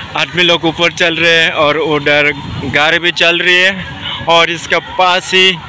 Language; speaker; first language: Hindi; non-native, local second language; Bangla